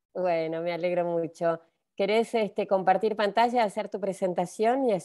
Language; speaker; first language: Spanish; native; Spanish